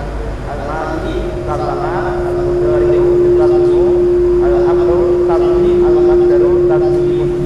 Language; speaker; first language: Arabic; non-native, learner; Indonesian